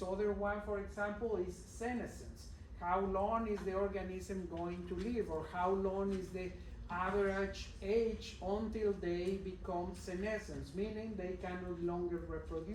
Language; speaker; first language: English; non-native, fluent; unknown